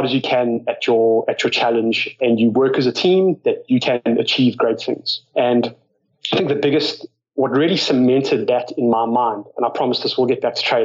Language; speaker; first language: English; native; English